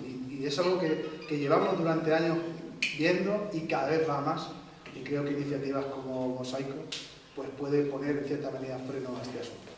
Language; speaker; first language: Spanish; native; Spanish